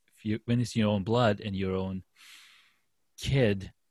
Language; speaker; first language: English; non-native, fluent; Urdu